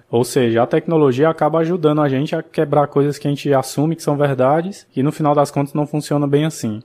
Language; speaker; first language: Portuguese; native; Portuguese